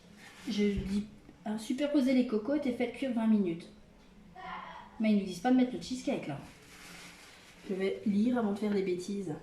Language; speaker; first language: French; native; French